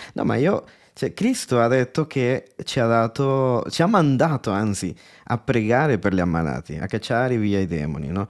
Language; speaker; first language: Italian; non-native, fluent; Spanish